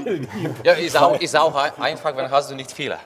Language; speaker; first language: German; non-native, learner; Polish